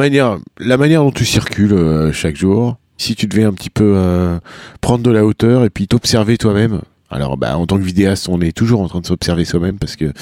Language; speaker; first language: French; native; French